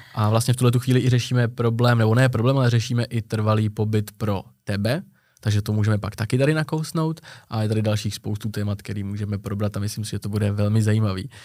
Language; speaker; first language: Czech; native; Czech